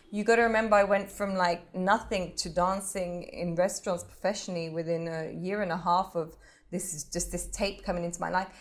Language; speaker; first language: English; native; English